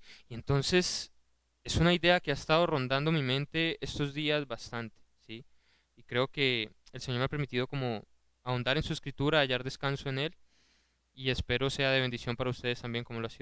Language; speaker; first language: Spanish; native; Spanish